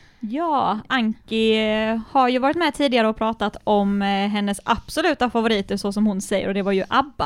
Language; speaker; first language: Swedish; native; Swedish